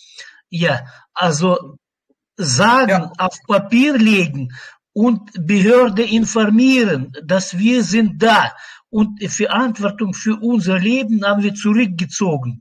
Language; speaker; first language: German; non-native, learner; Russian